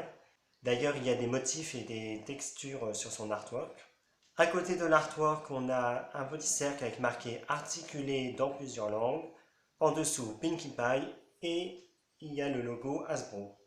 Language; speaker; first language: French; native; French